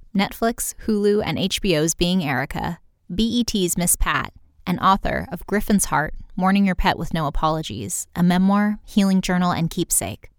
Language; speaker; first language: English; native; English